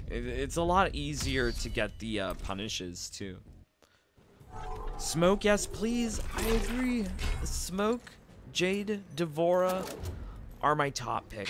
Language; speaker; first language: English; native; English